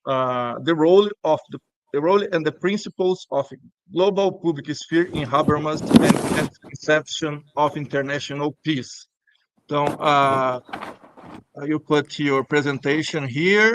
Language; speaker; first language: English; non-native, learner; Portuguese